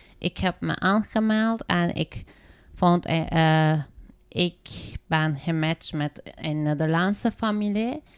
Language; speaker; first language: Dutch; non-native, learner; Turkish